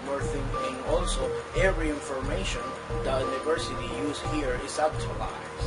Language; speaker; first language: English; non-native, fluent; Spanish